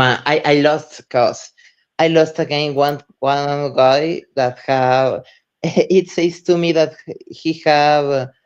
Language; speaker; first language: English; non-native, learner; Spanish